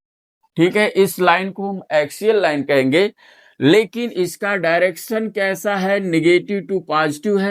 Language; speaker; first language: Hindi; native; Hindi